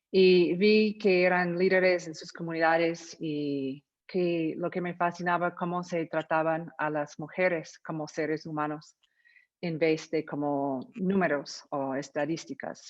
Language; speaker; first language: Spanish; non-native, fluent; English